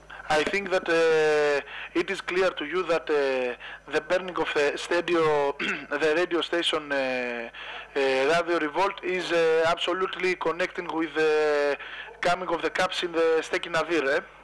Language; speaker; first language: English; non-native, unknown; Greek